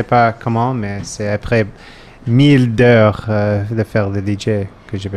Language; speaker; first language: French; non-native, learner; English